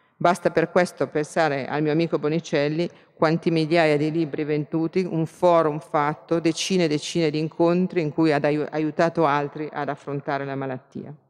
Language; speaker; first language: Italian; native; Italian